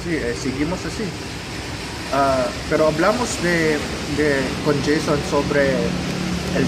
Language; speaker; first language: Spanish; non-native, fluent; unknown